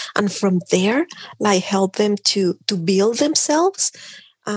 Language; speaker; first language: English; non-native, fluent; Spanish